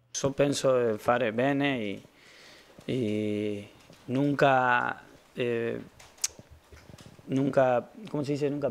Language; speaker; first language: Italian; non-native, learner; Spanish